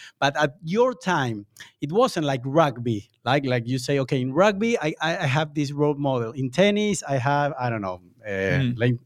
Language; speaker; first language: English; non-native, fluent; Spanish